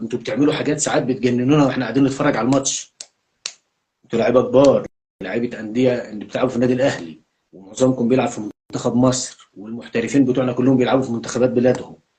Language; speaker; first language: Arabic; native; Arabic